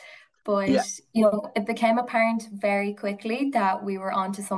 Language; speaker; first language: English; native; English